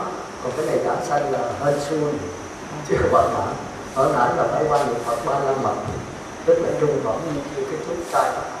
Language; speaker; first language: Vietnamese; native; Vietnamese